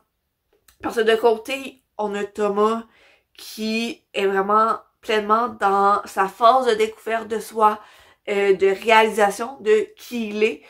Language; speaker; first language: French; native; French